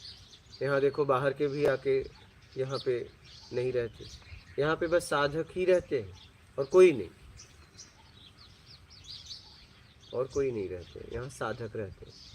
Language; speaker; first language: Hindi; native; Hindi